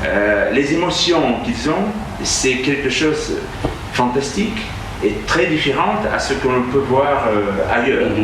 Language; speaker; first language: French; non-native, fluent; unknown